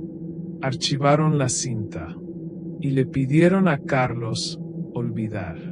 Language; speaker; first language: Spanish; native; Spanish